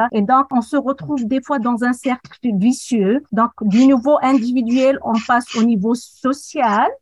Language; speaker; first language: French; non-native, local second language; Arabic